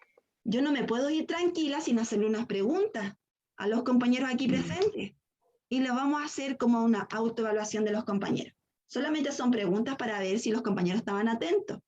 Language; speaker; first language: Spanish; native; Spanish